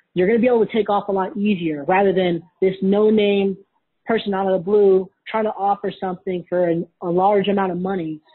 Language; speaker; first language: English; native; English